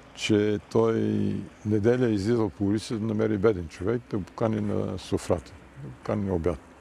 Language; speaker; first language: Bulgarian; early bilingual, heritage; Bulgarian